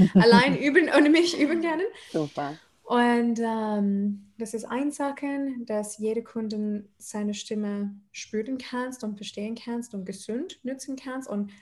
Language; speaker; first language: German; non-native, fluent; English